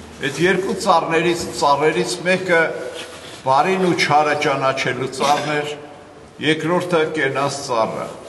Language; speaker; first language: Armenian; native; Armenian